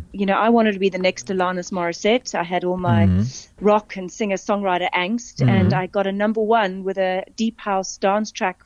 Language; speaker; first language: English; native; English